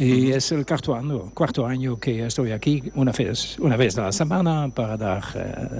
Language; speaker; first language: Spanish; non-native, learner; Dutch